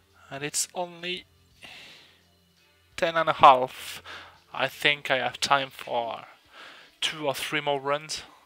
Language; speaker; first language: English; non-native, learner; French